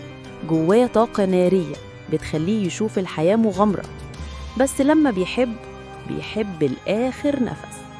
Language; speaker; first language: Arabic; native; Arabic